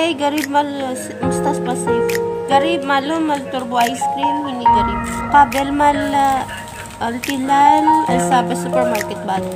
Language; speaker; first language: Filipino; native; Filipino